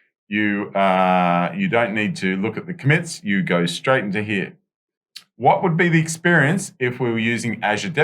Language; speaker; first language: English; native; English